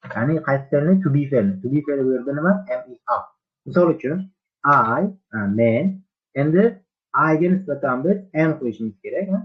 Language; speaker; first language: Uzbek; native; Uzbek